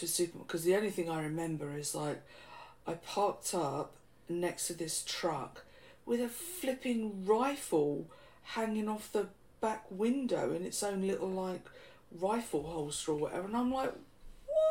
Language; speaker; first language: English; native; English